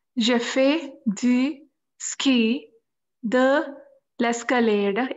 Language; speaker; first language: French; non-native, learner; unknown